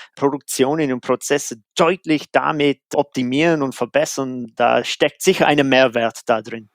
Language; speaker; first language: German; non-native, fluent; English